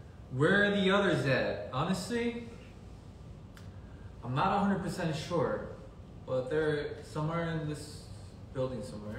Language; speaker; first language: English; early bilingual, other home language; Korean